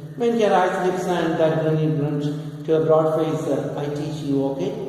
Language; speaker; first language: English; non-native, local second language; Malayalam